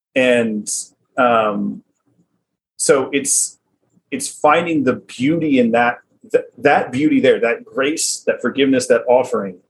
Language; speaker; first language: English; native; English